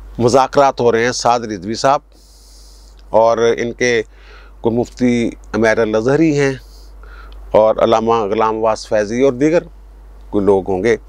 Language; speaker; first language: Urdu; non-native, local second language; Punjabi